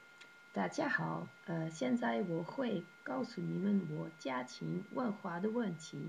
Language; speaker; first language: Chinese; non-native, learner; Dutch